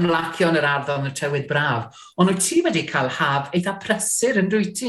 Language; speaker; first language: Welsh; native; Welsh